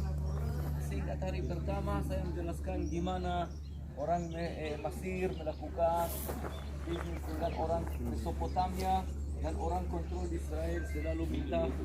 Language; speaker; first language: Indonesian; non-native, fluent; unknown